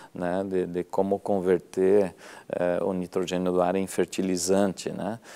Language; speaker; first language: Portuguese; native; Portuguese